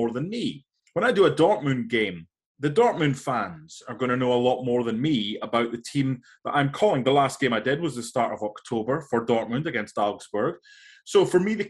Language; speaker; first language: English; native; English